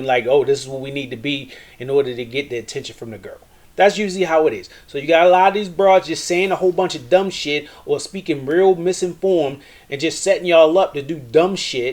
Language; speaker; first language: English; native; English